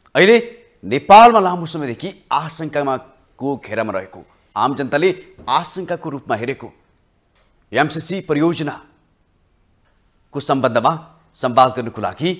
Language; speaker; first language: Nepali; native; Nepali